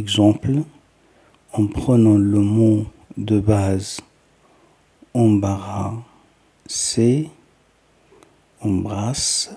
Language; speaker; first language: French; non-native, learner; Arabic